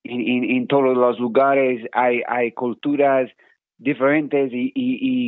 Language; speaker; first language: Spanish; non-native, learner; English